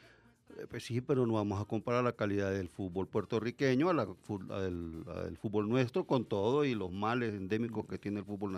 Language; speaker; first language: Spanish; native; Spanish